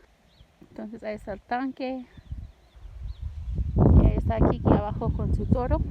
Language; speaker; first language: Spanish; non-native, learner; English